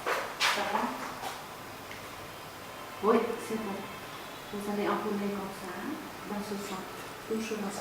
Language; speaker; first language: French; non-native, fluent; Vietnamese